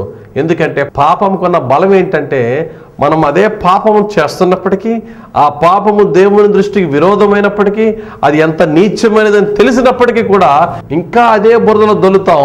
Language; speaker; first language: Telugu; native; Telugu